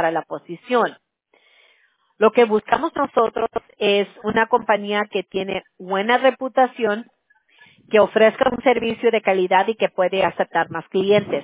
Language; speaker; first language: Spanish; early bilingual, heritage; Spanish